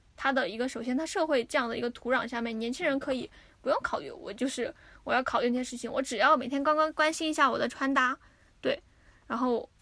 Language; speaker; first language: Chinese; native; Chinese